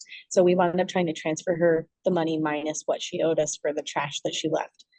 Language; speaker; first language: English; native; English